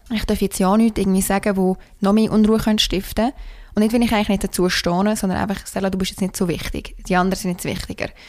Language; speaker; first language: German; native; German